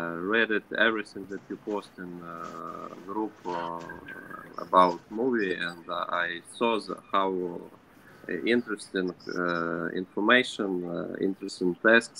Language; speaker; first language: English; non-native, learner; Ukrainian